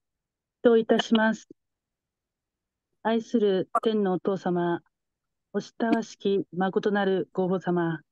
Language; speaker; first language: Japanese; native; Japanese